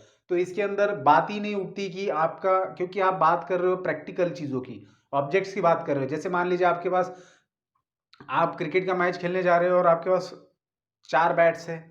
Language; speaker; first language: Hindi; native; Hindi